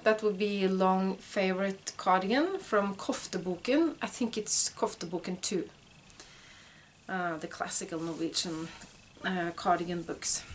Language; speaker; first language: English; non-native, fluent; Norwegian